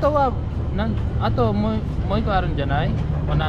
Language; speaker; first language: Japanese; non-native, learner; Filipino